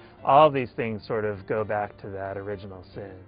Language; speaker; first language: English; native; English